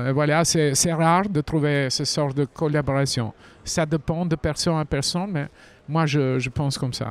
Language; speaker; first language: French; non-native, fluent; Albanian